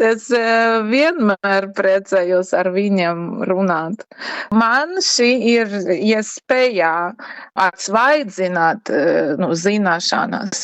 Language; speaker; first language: Latvian; non-native, learner; Ukrainian